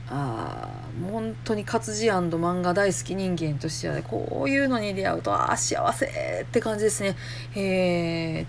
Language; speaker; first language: Japanese; native; Japanese